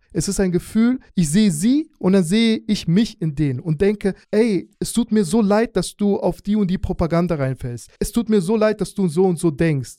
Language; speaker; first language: German; early bilingual, other home language; Russian